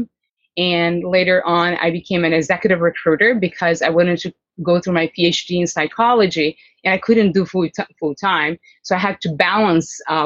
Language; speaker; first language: English; non-native, fluent; Portuguese